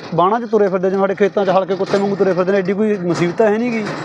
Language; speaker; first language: Punjabi; native; Punjabi